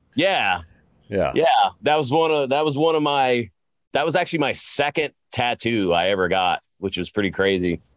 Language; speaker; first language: English; native; English